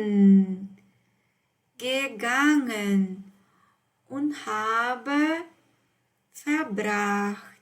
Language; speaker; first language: German; non-native, fluent; Portuguese